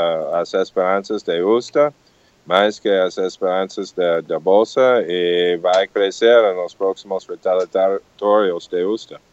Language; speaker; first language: Portuguese; non-native, learner; English